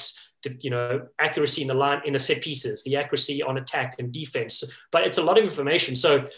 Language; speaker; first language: English; native; English